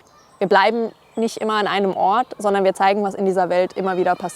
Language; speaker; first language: German; native; German